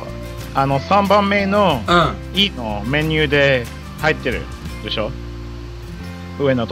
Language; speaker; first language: Japanese; non-native, fluent; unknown